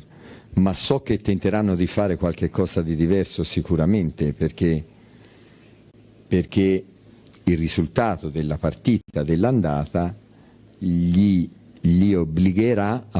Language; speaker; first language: Italian; native; Italian